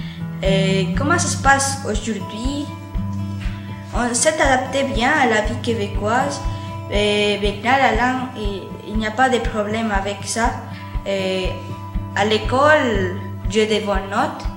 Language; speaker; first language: French; early bilingual, other home language; Spanish